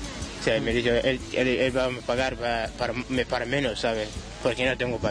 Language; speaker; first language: Spanish; non-native, learner; Wolof